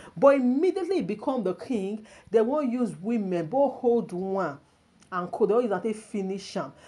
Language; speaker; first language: Nigerian Pidgin; non-native, local second language; Yoruba